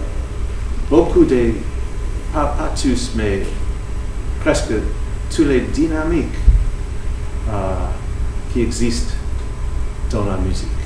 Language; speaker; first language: French; non-native, fluent; English